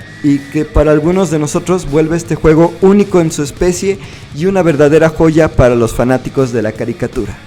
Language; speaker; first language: Spanish; native; Spanish